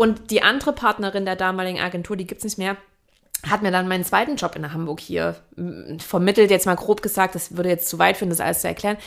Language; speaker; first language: German; native; German